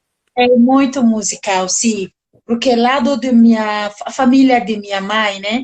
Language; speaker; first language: Portuguese; non-native, learner; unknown